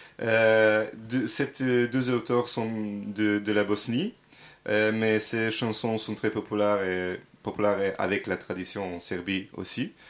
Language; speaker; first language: French; non-native, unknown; Serbian